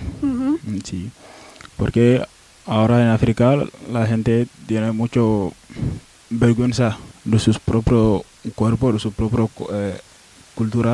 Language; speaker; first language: Spanish; non-native, learner; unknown